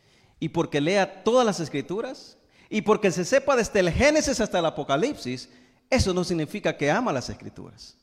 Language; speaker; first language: Spanish; native; Spanish